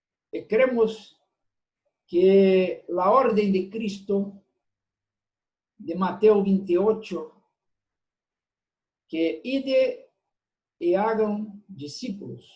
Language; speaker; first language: Spanish; non-native, fluent; Portuguese